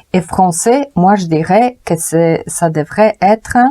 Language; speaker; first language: French; non-native, fluent; Polish